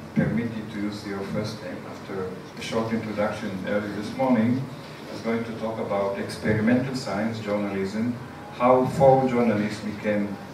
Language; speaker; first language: English; non-native, fluent; Hebrew